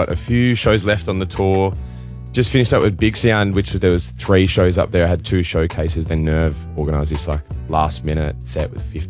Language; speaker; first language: English; native; English